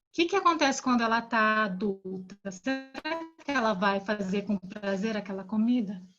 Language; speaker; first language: Portuguese; native; Portuguese